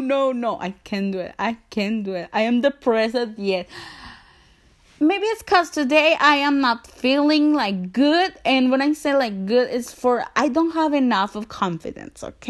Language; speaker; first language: English; non-native, learner; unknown